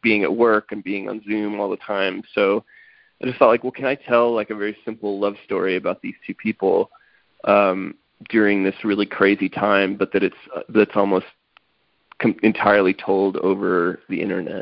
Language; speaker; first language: English; native; English